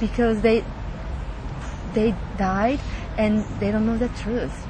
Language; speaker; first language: English; non-native, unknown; Japanese